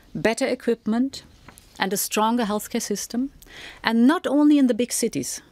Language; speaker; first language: English; non-native, fluent; German